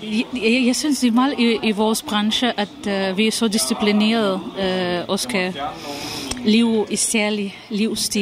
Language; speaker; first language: Danish; non-native, fluent; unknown